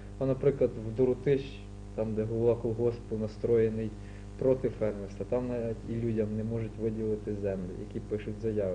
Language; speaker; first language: Ukrainian; native; Ukrainian